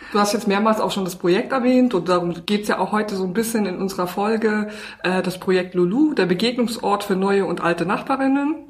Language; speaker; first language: German; native; German